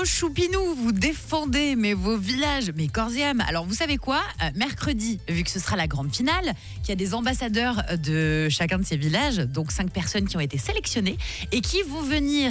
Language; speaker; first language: French; native; French